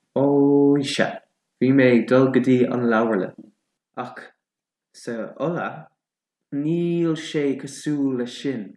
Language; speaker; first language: Irish; non-native, local second language; English